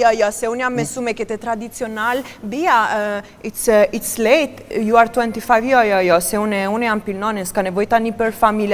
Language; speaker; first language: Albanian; non-native, learner; Romanian